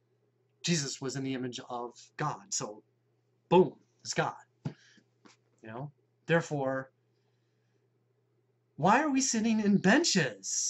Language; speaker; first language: English; native; English